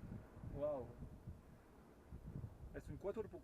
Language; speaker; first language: Spanish; non-native, learner; French